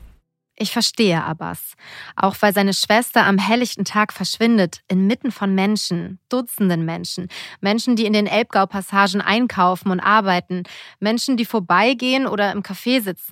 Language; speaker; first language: German; native; German